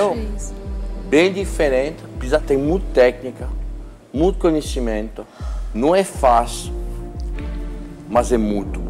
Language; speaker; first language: Portuguese; non-native, fluent; French